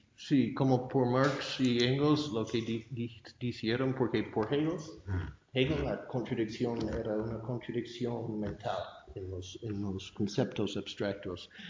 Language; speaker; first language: Spanish; non-native, fluent; English